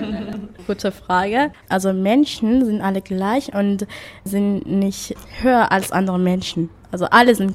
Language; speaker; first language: German; non-native, learner; Persian